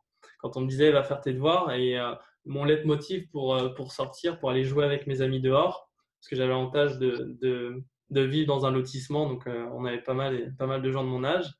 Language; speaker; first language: French; native; French